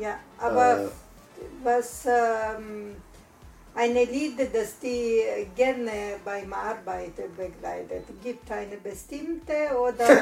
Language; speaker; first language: German; non-native, learner; Italian